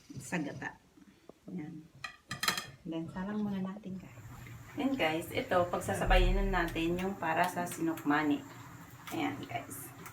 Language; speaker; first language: Filipino; non-native, local second language; Bikol